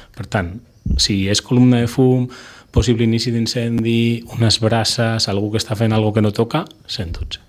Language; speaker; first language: Catalan; non-native, local second language; Spanish